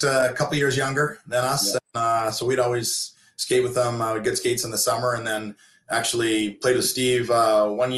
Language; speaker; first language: English; native; English